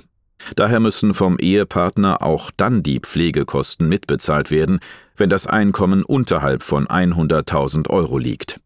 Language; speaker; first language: German; native; German